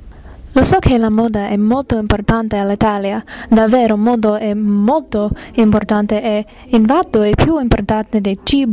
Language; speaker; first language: Italian; non-native, learner; English